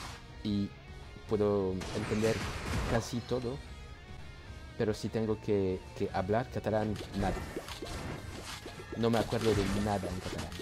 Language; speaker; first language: Spanish; non-native, learner; French